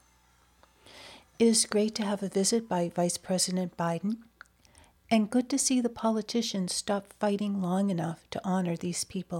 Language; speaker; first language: English; native; English